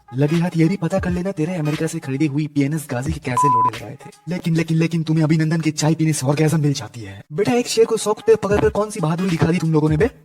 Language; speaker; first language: Hindi; native; Hindi